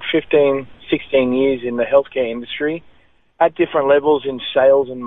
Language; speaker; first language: English; native; English